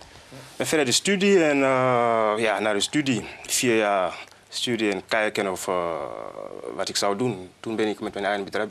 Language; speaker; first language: Dutch; non-native, fluent; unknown